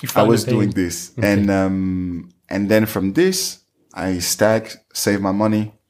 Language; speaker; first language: English; non-native, fluent; French